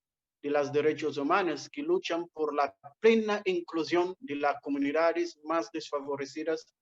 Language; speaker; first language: Spanish; non-native, fluent; Portuguese